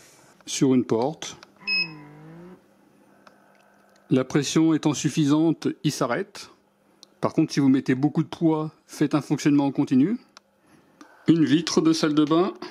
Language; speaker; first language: French; native; French